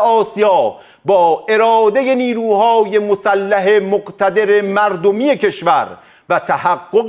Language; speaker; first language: Persian; native; Persian